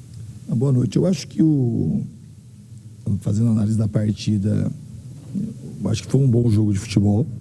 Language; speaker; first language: Portuguese; native; Portuguese